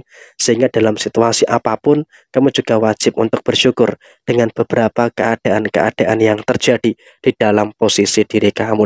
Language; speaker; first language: Indonesian; native; Indonesian